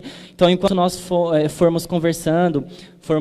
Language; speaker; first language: Portuguese; native; Portuguese